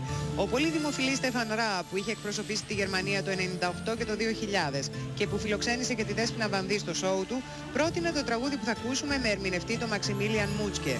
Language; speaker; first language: Greek; native; Greek